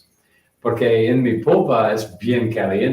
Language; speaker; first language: Spanish; non-native, learner; English